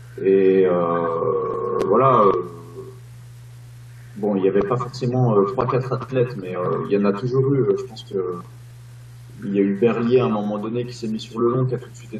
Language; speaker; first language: French; native; French